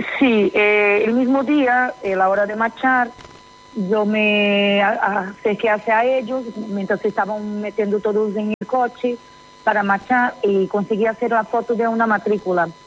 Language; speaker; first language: Spanish; non-native, fluent; Portuguese